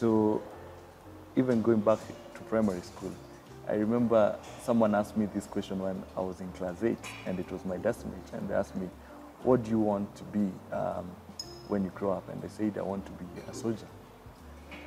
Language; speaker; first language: English; non-native, local second language; Kamba